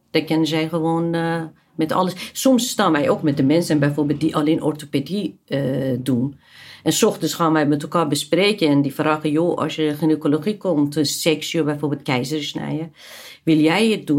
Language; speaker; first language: Dutch; non-native, fluent; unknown